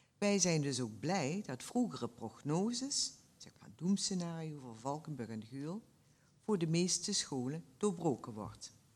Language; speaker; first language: Dutch; native; Dutch